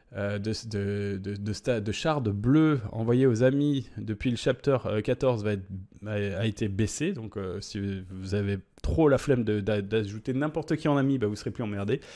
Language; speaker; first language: French; native; French